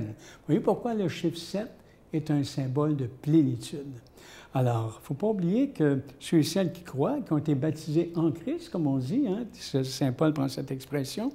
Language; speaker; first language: French; native; French